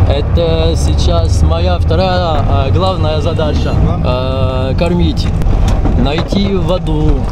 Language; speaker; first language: Russian; non-native, fluent; French